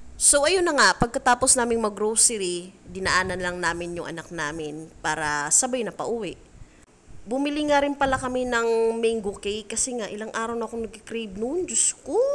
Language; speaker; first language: Filipino; non-native, local second language; Cebuano